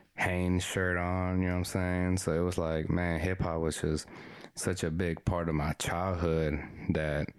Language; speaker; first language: English; early bilingual, other home language; Spanish